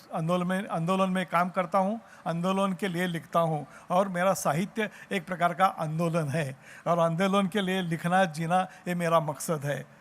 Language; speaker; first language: Hindi; non-native, local second language; Marathi